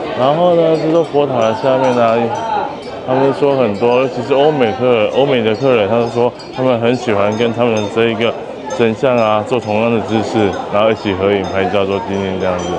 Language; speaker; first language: Chinese; native; Chinese